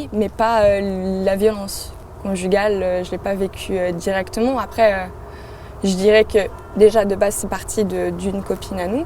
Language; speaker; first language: French; native; French